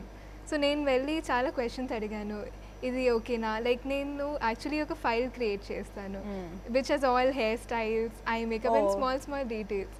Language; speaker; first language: Telugu; non-native, fluent; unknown